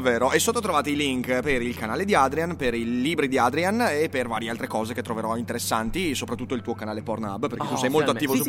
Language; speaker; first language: Italian; native; Italian